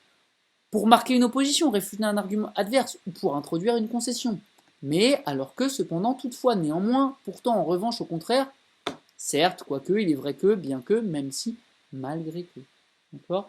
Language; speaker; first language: French; native; French